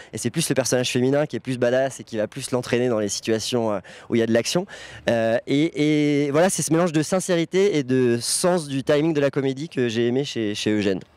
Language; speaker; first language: French; native; French